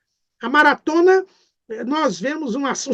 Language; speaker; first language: Portuguese; native; Portuguese